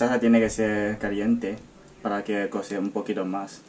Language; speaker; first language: Spanish; non-native, learner; Chinese